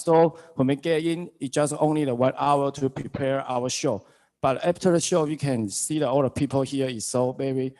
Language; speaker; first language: English; non-native, learner; Chinese